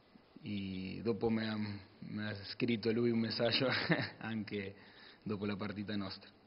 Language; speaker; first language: Italian; non-native, learner; Spanish